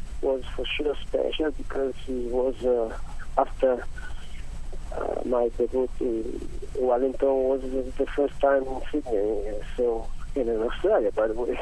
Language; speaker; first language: English; non-native, learner; Italian